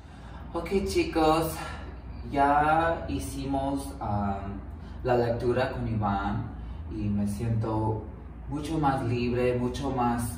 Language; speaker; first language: Spanish; early bilingual, heritage; English